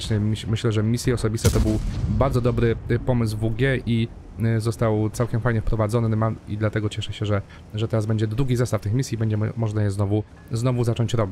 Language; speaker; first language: Polish; native; Polish